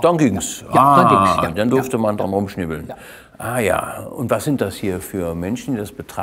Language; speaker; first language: German; native; German